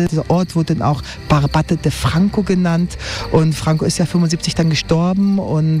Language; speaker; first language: German; native; German